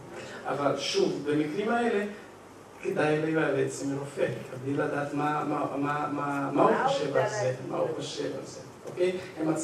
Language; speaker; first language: Hebrew; non-native, fluent; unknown